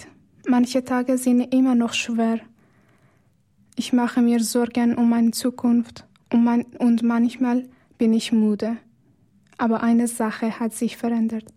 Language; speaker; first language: German; non-native, fluent; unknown